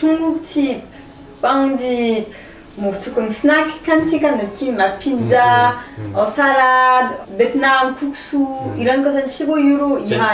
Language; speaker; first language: Korean; non-native, learner; French